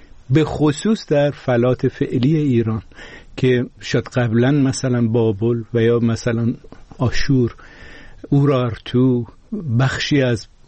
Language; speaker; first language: Persian; non-native, local second language; Azerbaijani